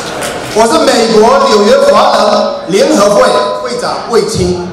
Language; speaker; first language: Chinese; native; Chinese